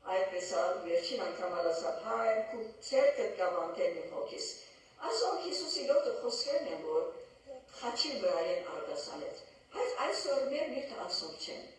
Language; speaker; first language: Armenian; early bilingual, heritage; Armenian